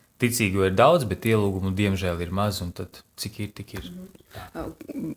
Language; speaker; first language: Latvian; native; Latvian